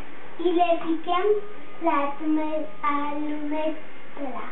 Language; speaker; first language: Catalan; non-native, local second language; Spanish